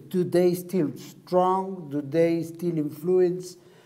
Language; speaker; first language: English; non-native, learner; Spanish